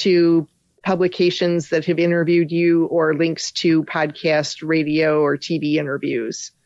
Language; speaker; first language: English; native; English